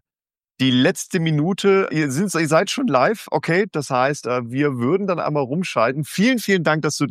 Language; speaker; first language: German; native; German